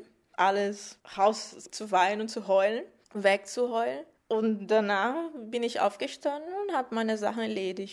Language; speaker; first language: German; non-native, fluent; Portuguese